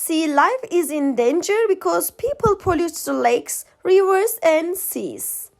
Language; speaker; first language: English; non-native, fluent; Turkish